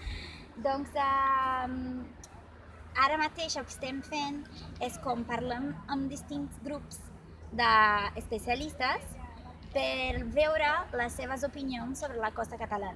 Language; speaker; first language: Catalan; non-native, fluent; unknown